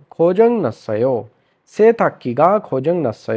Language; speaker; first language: Korean; non-native, fluent; Urdu